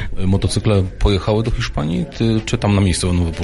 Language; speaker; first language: Polish; native; Polish